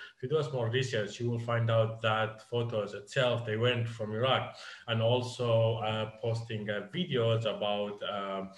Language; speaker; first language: English; non-native, fluent; Arabic